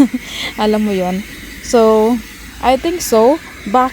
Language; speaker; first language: Filipino; native; Filipino